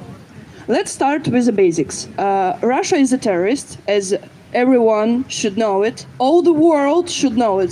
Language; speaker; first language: English; non-native, fluent; Ukrainian